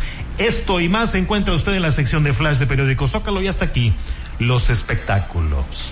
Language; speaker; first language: Spanish; native; Spanish